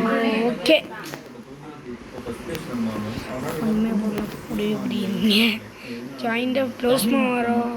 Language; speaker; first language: Tamil; native; Tamil